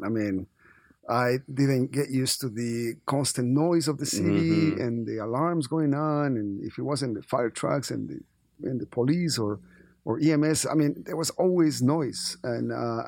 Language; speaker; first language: English; non-native, fluent; Spanish